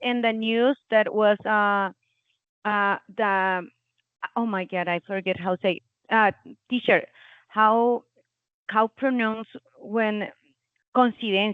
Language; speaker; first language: English; non-native, learner; Spanish